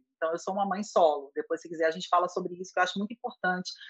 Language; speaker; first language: Portuguese; native; Portuguese